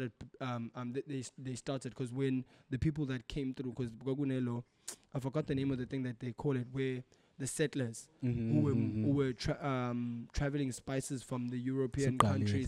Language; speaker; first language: English; non-native, local second language; Zulu